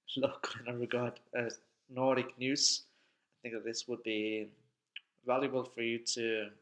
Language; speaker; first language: English; non-native, fluent; Norwegian